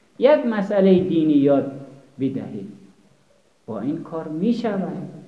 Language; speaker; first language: Persian; native; Persian